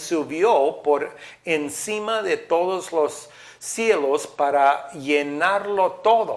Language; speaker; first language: Spanish; non-native, fluent; English